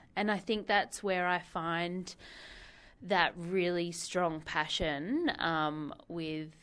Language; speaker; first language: English; native; English